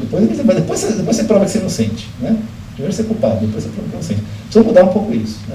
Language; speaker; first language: Portuguese; native; Portuguese